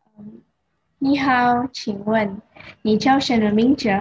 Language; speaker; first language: Chinese; non-native, learner; Indonesian